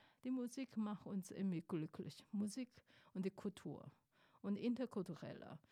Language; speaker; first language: German; non-native, fluent; Chinese